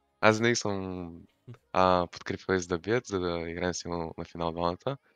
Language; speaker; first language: Bulgarian; non-native, local second language; Turkish